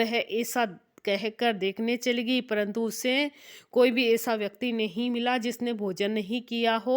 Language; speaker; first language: Hindi; native; Hindi